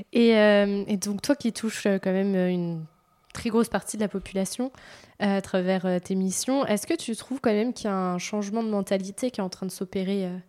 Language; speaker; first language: French; native; French